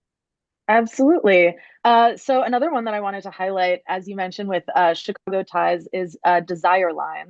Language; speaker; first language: English; native; English